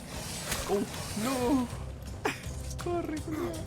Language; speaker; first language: Spanish; native; Spanish